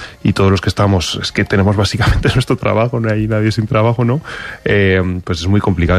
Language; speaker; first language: Spanish; native; Spanish